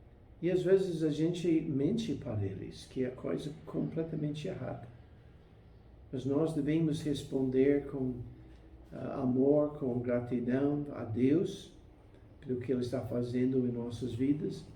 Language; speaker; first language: Portuguese; non-native, fluent; English